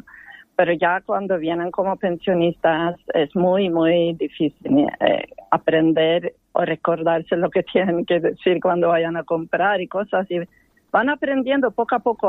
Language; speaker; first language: Spanish; non-native, fluent; Norwegian